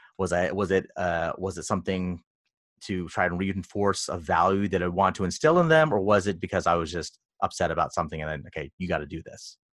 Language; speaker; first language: English; early bilingual, other home language; Filipino